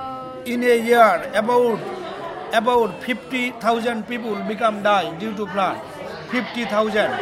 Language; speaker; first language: English; non-native, learner; Bangla